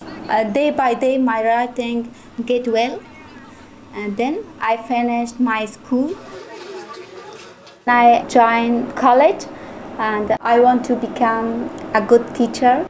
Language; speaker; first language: English; non-native, learner; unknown